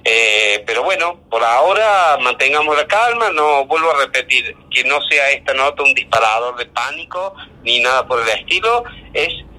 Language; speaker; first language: Spanish; native; Spanish